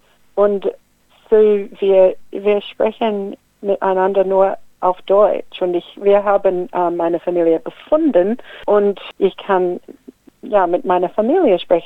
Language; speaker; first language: German; non-native, fluent; English